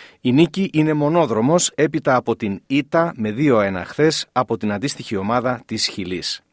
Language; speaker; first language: Greek; native; Greek